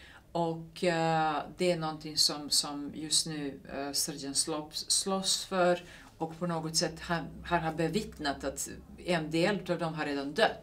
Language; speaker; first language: Swedish; non-native, fluent; Serbian